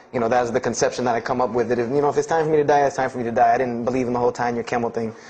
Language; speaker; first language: English; native; English